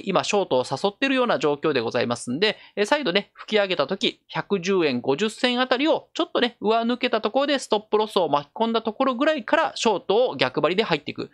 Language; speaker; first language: Japanese; native; Japanese